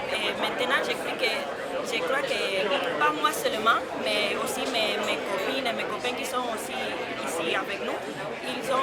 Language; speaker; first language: French; non-native, fluent; Spanish